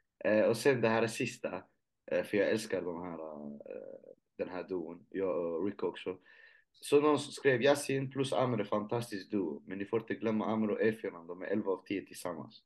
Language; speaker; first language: Swedish; early bilingual, other home language; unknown